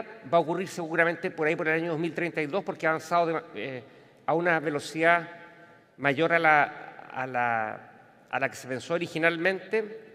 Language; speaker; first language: Spanish; native; Spanish